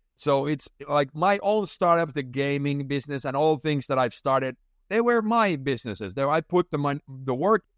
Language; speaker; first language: English; non-native, fluent; Finnish